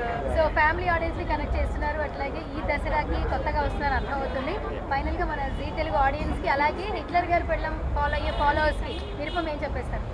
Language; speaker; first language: Telugu; native; Telugu